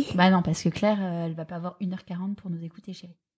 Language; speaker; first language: French; native; French